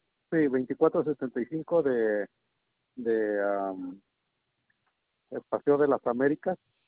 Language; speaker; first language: Spanish; native; Spanish